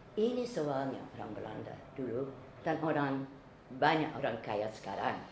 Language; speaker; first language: Indonesian; non-native, fluent; English